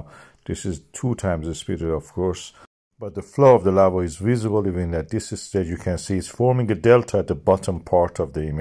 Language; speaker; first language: English; non-native, fluent; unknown